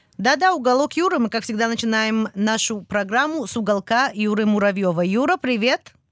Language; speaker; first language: Russian; early bilingual, heritage; Russian